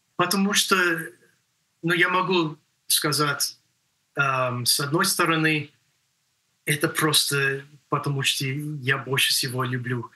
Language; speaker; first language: Russian; non-native, fluent; English